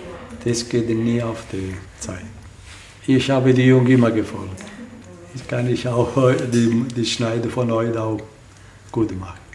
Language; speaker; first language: German; non-native, learner; Italian